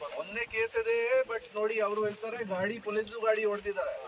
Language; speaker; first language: Kannada; non-native, learner; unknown